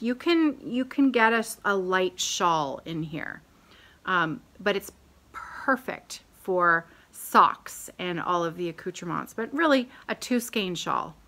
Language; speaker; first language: English; native; English